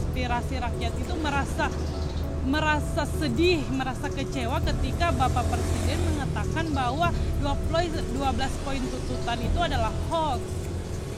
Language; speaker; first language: Indonesian; native; Indonesian